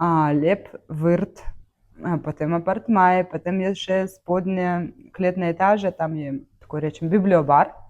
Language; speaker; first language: Slovenian; non-native, learner; Russian